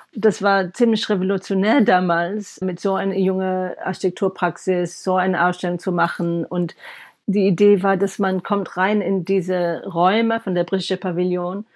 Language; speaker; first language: German; non-native, fluent; English